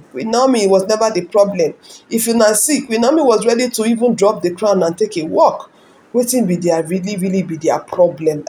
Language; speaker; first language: Nigerian Pidgin; non-native, local second language; Igbo